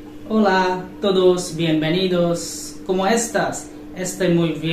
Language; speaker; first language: Spanish; non-native, learner; Bangla